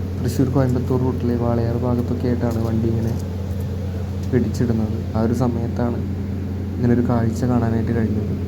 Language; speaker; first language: Malayalam; native; Malayalam